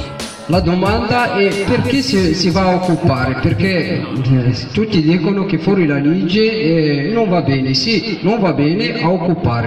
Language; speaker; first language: Italian; non-native, fluent; Arabic